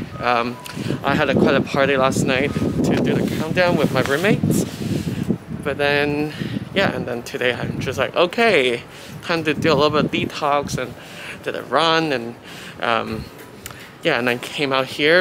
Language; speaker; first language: English; non-native, local second language; Cantonese